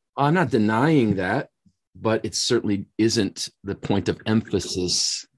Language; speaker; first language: English; native; English